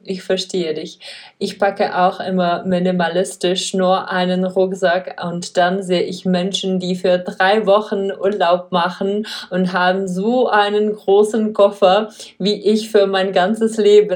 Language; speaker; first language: German; non-native, fluent; Czech